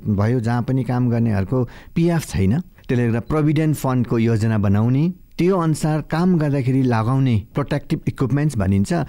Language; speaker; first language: Nepali; native; Nepali